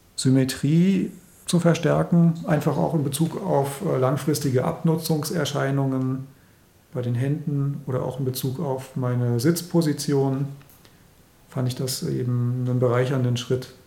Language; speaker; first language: German; native; German